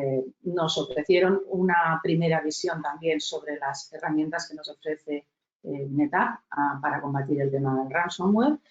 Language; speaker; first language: Spanish; native; Spanish